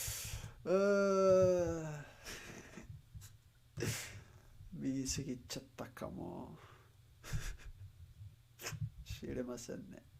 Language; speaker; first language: Japanese; non-native, learner; English